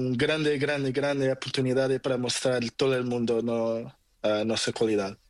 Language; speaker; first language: Spanish; non-native, learner; Portuguese